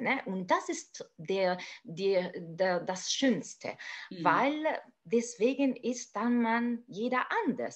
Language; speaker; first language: German; non-native, fluent; Italian